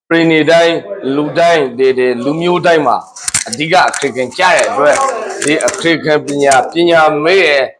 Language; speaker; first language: Burmese; native; Burmese